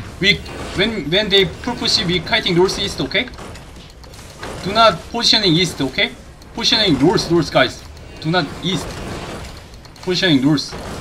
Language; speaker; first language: English; non-native, learner; Korean